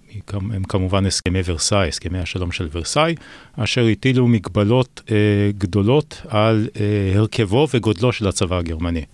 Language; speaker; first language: Hebrew; native; Hebrew